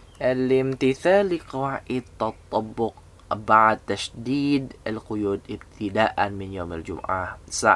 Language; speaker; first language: Arabic; non-native, fluent; Indonesian